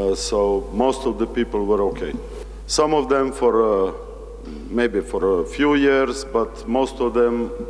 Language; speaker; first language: English; non-native, fluent; Slovenian